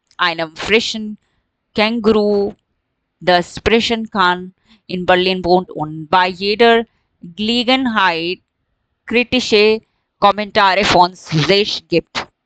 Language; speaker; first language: German; non-native, fluent; Hindi